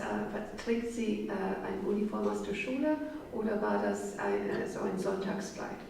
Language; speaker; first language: German; non-native, fluent; English